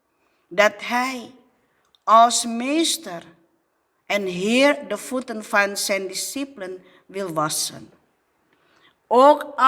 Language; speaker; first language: Dutch; non-native, fluent; Indonesian